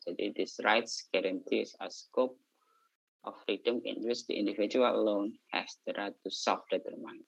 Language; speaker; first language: English; non-native, fluent; Indonesian